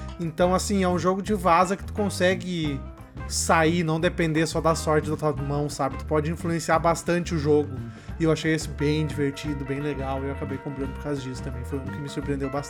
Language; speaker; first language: Portuguese; native; Portuguese